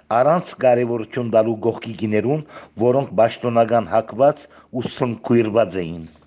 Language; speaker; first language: Armenian; native; Armenian